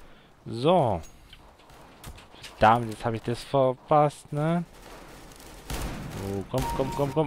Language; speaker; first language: German; native; German